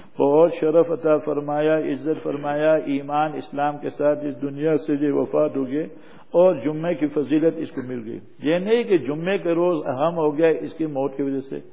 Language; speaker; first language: Urdu; non-native, fluent; English